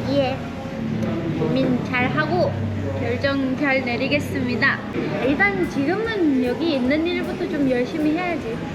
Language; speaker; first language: Korean; non-native, fluent; Indonesian